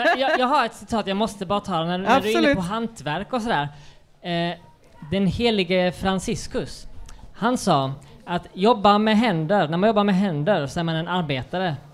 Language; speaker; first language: Swedish; native; Swedish